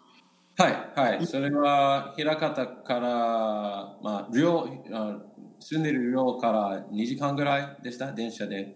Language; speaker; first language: Japanese; non-native, learner; English